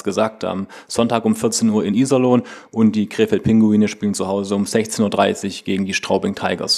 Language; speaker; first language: German; native; German